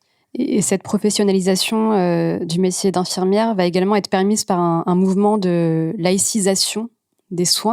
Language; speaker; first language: French; native; French